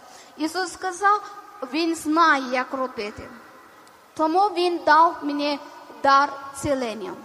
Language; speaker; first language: Ukrainian; non-native, learner; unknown